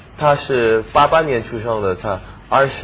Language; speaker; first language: Chinese; non-native, learner; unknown